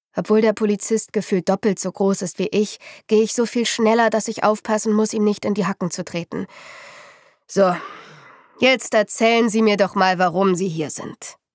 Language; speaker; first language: German; native; German